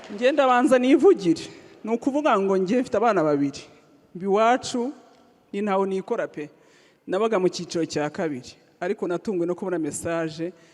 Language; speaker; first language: Kinyarwanda; native; Kinyarwanda